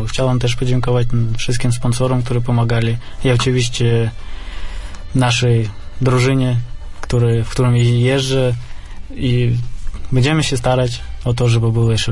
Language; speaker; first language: Polish; non-native, fluent; Russian